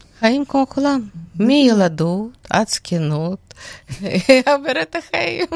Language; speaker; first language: Hebrew; non-native, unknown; Russian